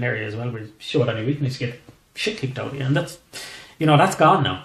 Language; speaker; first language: English; native; English